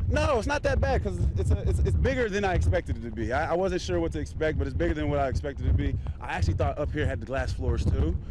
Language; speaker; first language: English; native; English